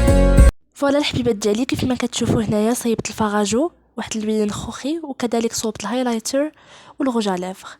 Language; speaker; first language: Arabic; native; Arabic